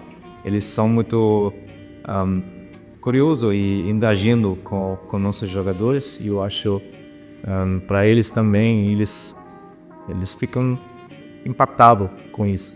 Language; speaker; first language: Portuguese; non-native, fluent; German